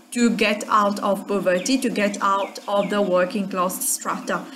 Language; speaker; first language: French; non-native, local second language; Morisyen